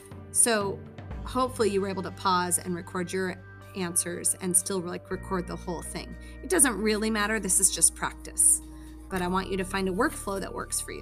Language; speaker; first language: English; native; English